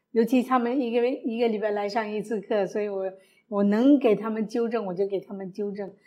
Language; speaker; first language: Chinese; early bilingual, other home language; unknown